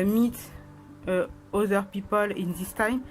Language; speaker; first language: English; non-native, learner; French